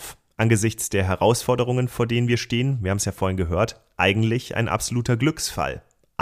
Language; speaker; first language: German; native; German